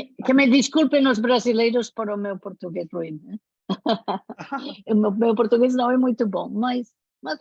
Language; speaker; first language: Portuguese; non-native, learner; Spanish